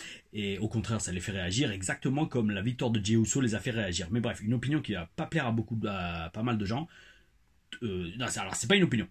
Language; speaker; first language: French; native; French